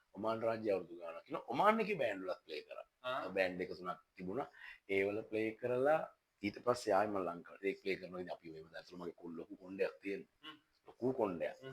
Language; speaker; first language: Sinhala; native; Sinhala